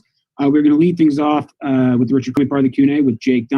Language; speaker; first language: English; native; English